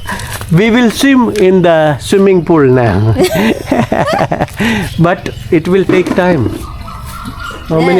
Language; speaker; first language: English; non-native, local second language; Malayalam